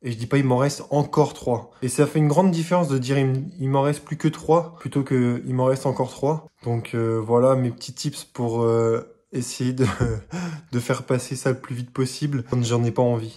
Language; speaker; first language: French; native; French